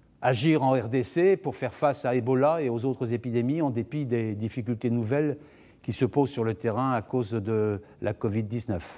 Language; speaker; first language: French; native; French